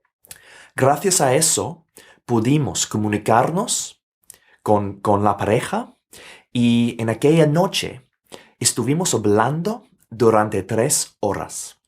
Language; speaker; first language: Spanish; non-native, fluent; English